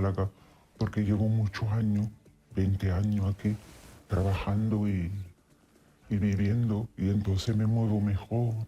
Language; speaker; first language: Spanish; non-native, fluent; Italian